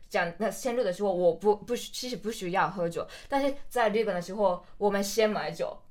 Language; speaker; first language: Chinese; non-native, learner; Japanese